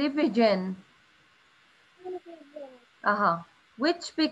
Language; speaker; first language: English; non-native, learner; Arabic